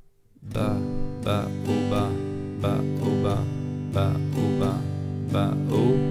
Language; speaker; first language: French; native; French